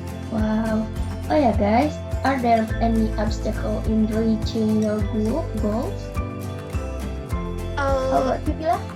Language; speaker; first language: English; non-native, learner; Indonesian